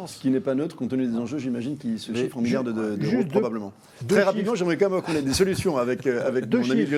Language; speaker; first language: French; native; French